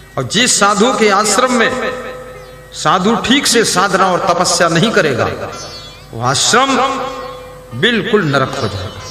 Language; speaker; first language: Hindi; native; Hindi